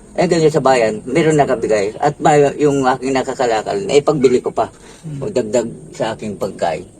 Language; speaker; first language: Filipino; native; Filipino